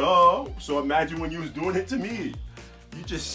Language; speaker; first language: English; native; English